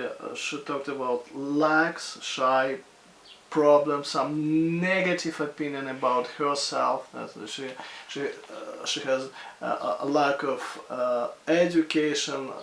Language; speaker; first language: English; non-native, fluent; Russian